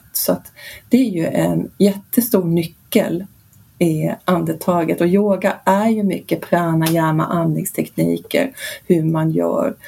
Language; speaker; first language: Swedish; early bilingual, heritage; Swedish